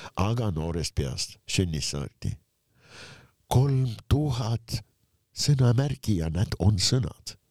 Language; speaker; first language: Estonian; non-native, local second language; Russian